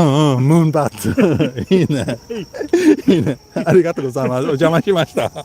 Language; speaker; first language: Japanese; non-native, learner; Swedish